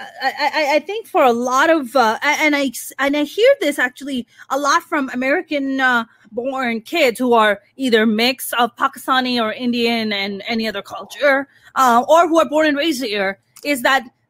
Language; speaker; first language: English; non-native, local second language; Urdu